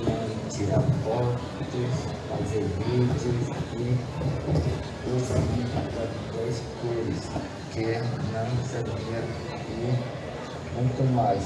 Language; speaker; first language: Portuguese; non-native, local second language; Ticuna